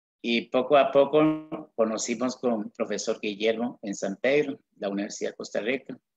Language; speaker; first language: Spanish; non-native, local second language; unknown